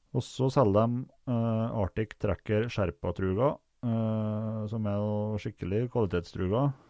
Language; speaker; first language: Norwegian; native; Norwegian